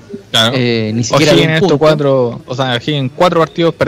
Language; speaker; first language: Spanish; native; Spanish